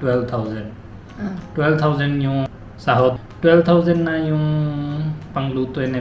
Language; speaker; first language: Filipino; non-native, learner; Hindi